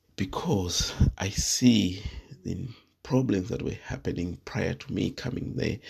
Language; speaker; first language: English; non-native, local second language; Shona